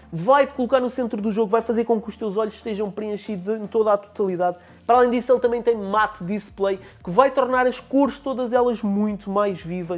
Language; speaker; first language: Portuguese; native; Portuguese